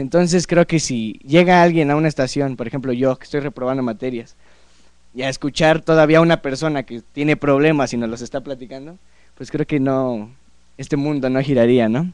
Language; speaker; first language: Spanish; native; Spanish